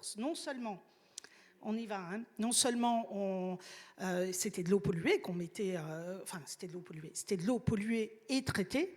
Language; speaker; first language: French; native; French